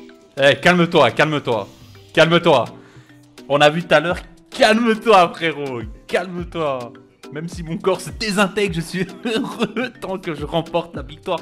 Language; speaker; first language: French; native; French